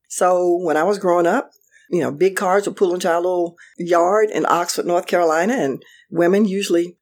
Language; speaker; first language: English; native; English